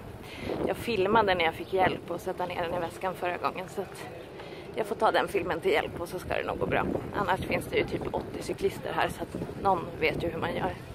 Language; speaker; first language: Swedish; native; Swedish